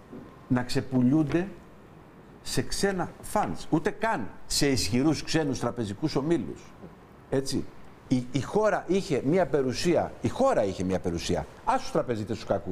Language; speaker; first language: Greek; native; Greek